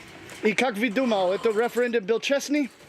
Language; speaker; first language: Russian; non-native, learner; English